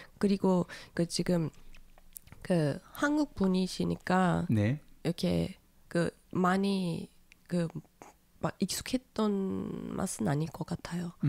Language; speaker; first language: Korean; non-native, fluent; Turkish